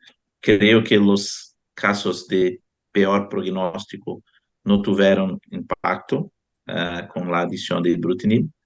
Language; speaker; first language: Spanish; non-native, fluent; Portuguese